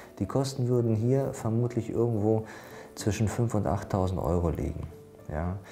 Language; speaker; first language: German; native; German